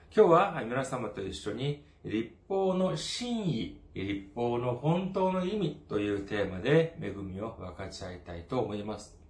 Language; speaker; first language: Japanese; non-native, fluent; Korean